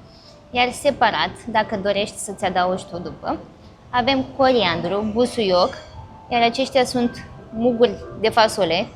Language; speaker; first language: Romanian; native; Romanian